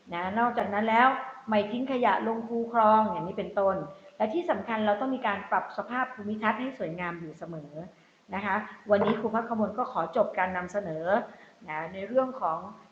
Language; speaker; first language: Thai; native; Thai